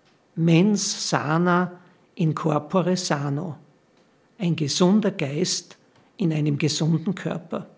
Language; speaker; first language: German; native; German